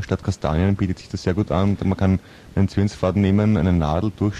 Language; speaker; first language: German; native; German